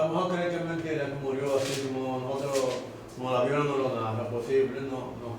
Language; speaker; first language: Spanish; native; Spanish